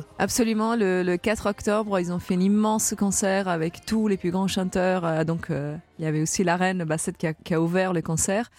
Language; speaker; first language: French; non-native, fluent; Italian